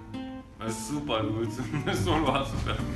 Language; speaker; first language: Spanish; non-native, learner; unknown